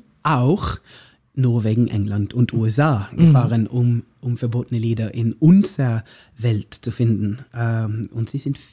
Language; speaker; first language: German; non-native, learner; Norwegian